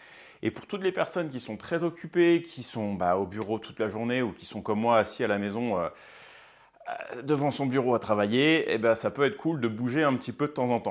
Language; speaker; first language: French; native; French